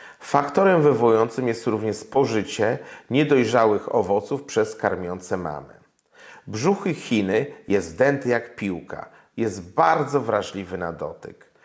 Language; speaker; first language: Polish; native; Polish